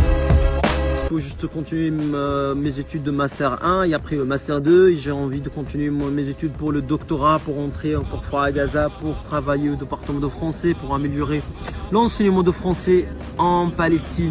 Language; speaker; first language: French; non-native, fluent; Arabic